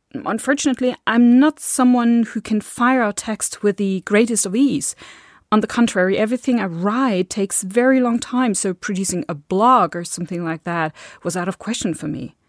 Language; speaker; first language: English; non-native, fluent; German